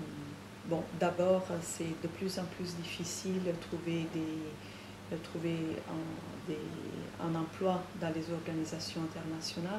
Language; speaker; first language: French; non-native, fluent; Italian